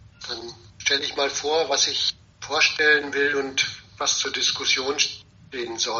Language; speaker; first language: German; native; German